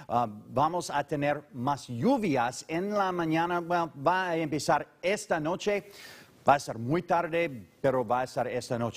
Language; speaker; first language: Spanish; non-native, fluent; English